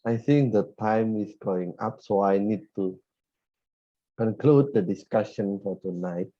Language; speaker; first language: English; non-native, fluent; Indonesian